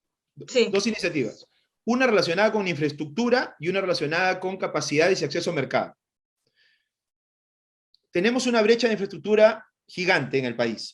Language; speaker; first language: Spanish; native; Spanish